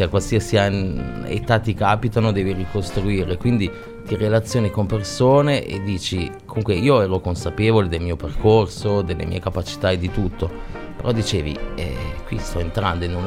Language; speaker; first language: Italian; native; Italian